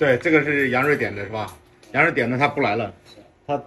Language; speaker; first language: Chinese; native; Chinese